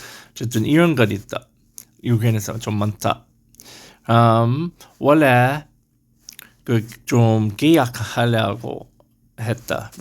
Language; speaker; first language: Korean; non-native, learner; English